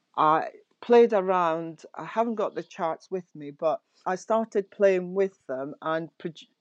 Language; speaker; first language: English; native; English